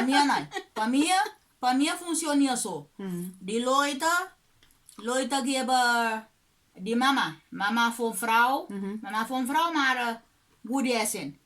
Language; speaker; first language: German; non-native, learner; Kabuverdianu